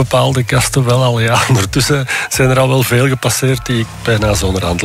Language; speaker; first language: Dutch; native; Dutch